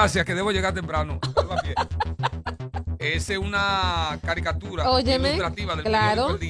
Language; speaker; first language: Spanish; native; Spanish